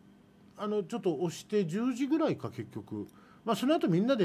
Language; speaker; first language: Japanese; native; Japanese